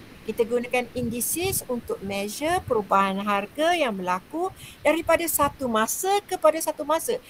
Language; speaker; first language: Malay; native; Malay